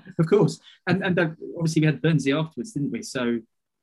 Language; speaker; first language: English; native; English